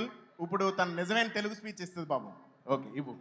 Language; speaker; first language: Telugu; native; Telugu